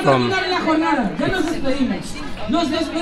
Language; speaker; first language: Spanish; native; Spanish